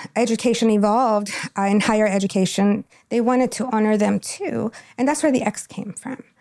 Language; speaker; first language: English; non-native, fluent; Spanish